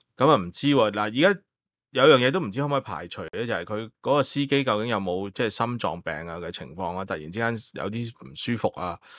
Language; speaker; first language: Cantonese; native; Cantonese